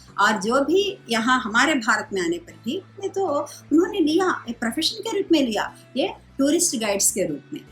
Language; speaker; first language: Hindi; non-native, local second language; Telugu